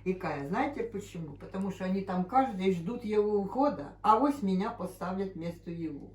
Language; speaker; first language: Russian; non-native, local second language; Ukrainian